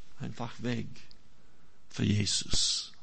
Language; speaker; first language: German; non-native, fluent; English